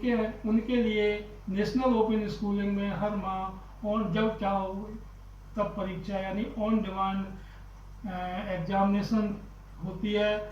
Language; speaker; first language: Hindi; native; Hindi